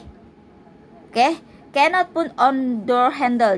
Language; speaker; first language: English; non-native, learner; Indonesian